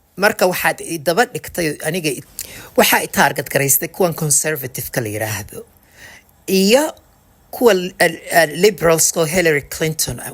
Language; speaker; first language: Somali; early bilingual, heritage; Somali